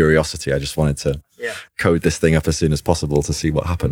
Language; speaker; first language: English; native; English